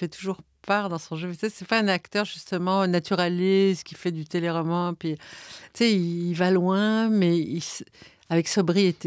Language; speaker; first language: French; native; French